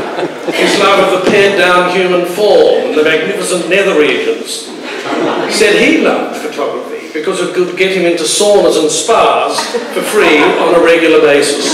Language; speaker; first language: English; native; English